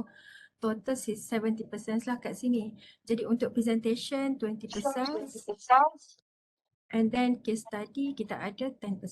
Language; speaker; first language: Malay; native; Malay